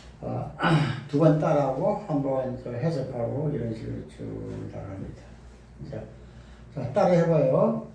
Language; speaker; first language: Korean; native; Korean